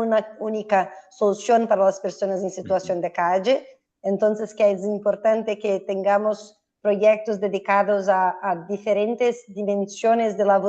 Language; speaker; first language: Spanish; non-native, fluent; Portuguese